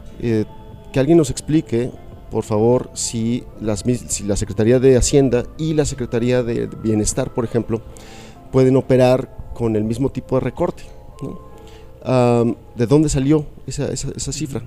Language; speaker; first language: Spanish; native; Spanish